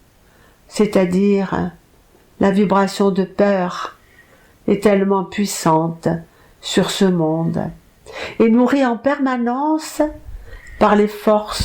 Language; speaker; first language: French; native; French